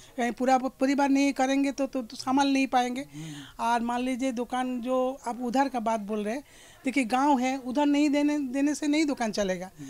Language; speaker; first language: Hindi; native; Hindi